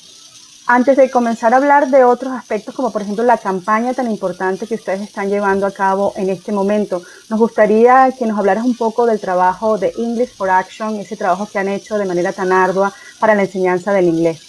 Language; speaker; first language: Spanish; native; Spanish